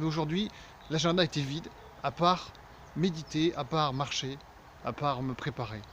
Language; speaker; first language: French; native; French